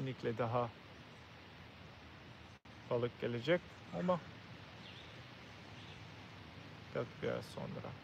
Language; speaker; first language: Turkish; non-native, learner; English